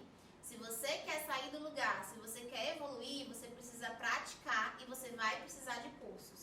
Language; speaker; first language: Portuguese; native; Portuguese